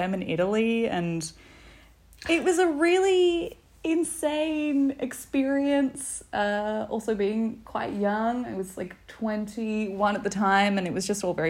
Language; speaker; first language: English; native; English